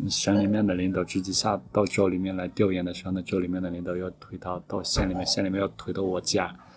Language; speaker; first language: Chinese; non-native, local second language; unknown